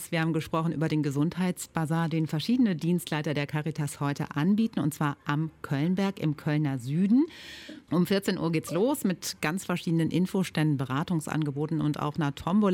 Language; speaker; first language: German; native; German